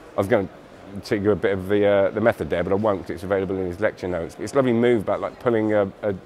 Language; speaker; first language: English; native; English